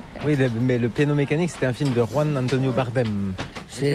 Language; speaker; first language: French; native; French